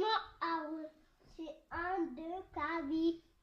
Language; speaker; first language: French; native; French